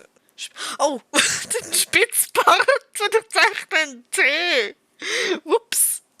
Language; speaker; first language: German; native; German